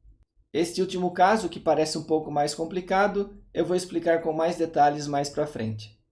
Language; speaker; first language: Portuguese; native; Portuguese